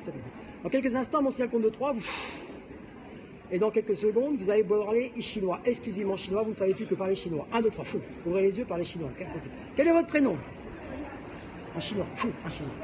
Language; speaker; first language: French; native; French